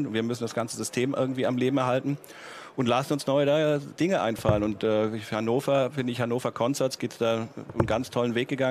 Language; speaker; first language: German; native; German